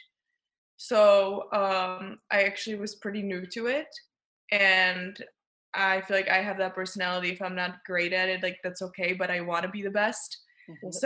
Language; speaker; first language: English; non-native, fluent; Czech